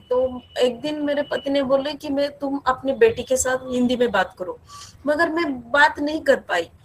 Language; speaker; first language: Hindi; non-native, local second language; Odia